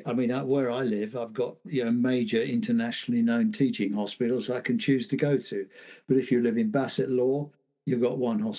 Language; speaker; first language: English; native; English